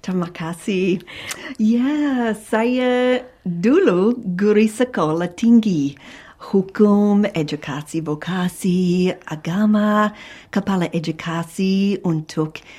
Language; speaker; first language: Indonesian; non-native, fluent; English